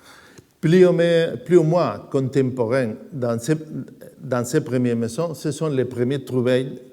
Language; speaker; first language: French; non-native, fluent; Spanish